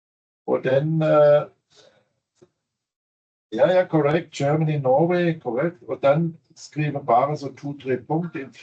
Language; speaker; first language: Norwegian; non-native, fluent; German